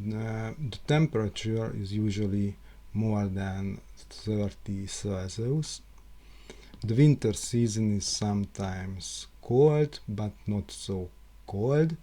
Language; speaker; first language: English; non-native, learner; Hungarian